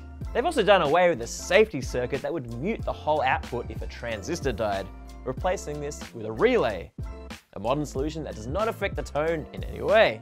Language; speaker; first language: English; native; English